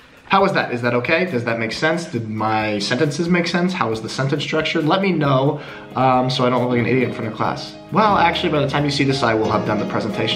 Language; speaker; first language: English; native; English